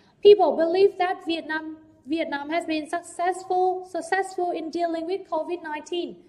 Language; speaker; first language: English; non-native, fluent; Vietnamese